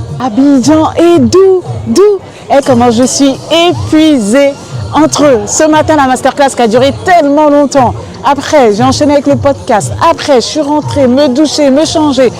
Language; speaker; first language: French; native; French